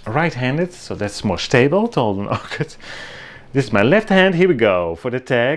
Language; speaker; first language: English; non-native, fluent; Dutch